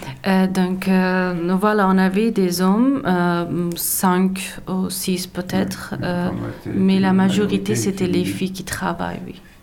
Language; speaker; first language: French; non-native, learner; Persian